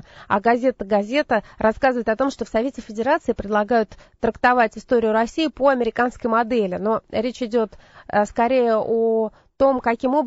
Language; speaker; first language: Russian; native; Russian